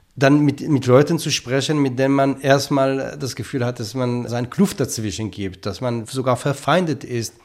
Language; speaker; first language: German; non-native, fluent; Hebrew